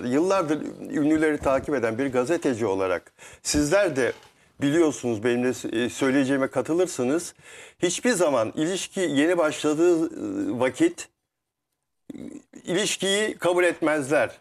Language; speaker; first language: Turkish; native; Turkish